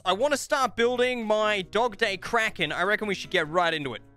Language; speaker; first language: English; native; English